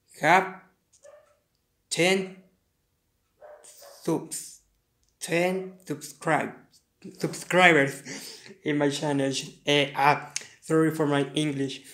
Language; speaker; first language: English; non-native, learner; Spanish